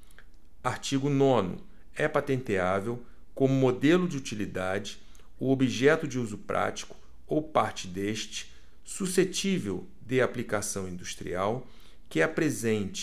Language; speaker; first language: Portuguese; native; Portuguese